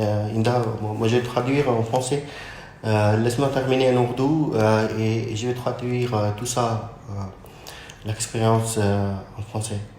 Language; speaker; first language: French; non-native, fluent; Urdu